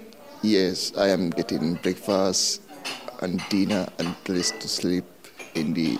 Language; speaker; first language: English; non-native, fluent; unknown